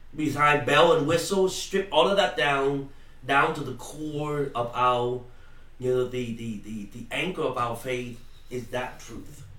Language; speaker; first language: English; non-native, fluent; Vietnamese